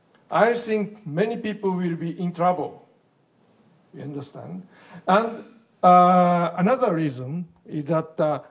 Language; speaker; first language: English; non-native, fluent; Japanese